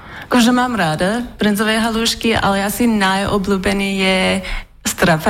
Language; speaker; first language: Slovak; non-native, learner; English